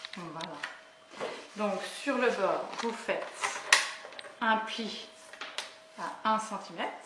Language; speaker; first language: French; native; French